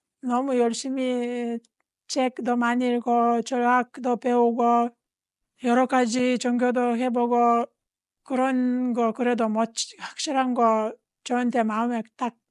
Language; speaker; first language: Korean; non-native, fluent; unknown